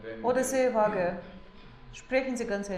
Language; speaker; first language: German; non-native, fluent; Russian